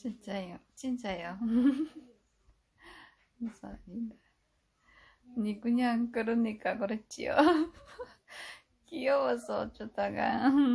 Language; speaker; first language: Korean; non-native, fluent; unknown